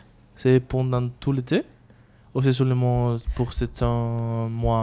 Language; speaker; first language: French; non-native, learner; Spanish